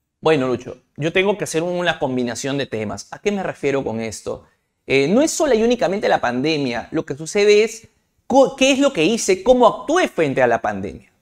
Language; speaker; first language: Spanish; native; Spanish